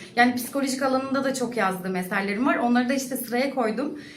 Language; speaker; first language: Turkish; native; Turkish